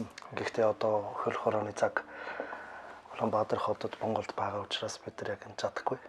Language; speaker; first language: Mongolian; non-native, learner; German